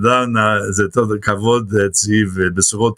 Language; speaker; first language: Hebrew; non-native, fluent; English